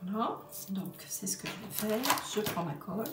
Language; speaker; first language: French; native; French